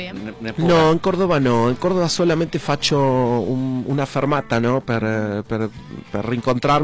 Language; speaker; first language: Italian; non-native, learner; Spanish